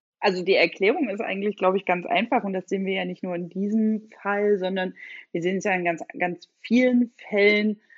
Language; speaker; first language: German; native; German